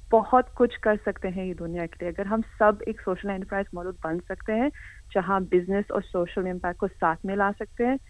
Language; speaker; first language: Hindi; early bilingual, heritage; Hindi